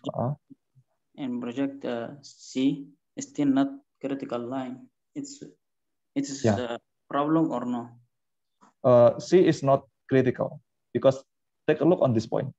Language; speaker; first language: English; non-native, fluent; Indonesian